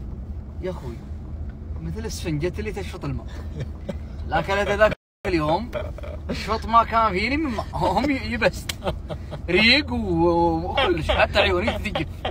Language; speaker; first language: Arabic; native; Arabic